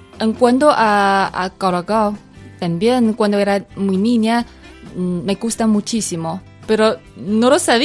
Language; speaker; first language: Spanish; non-native, fluent; Chinese